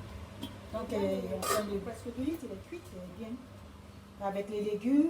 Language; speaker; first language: French; non-native, learner; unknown